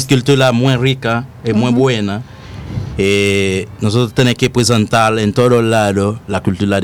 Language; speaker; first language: Spanish; non-native, learner; Haitian Creole